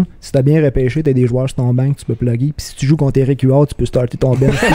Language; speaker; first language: French; native; French